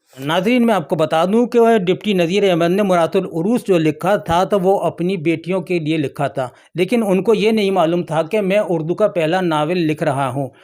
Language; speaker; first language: Urdu; native; Urdu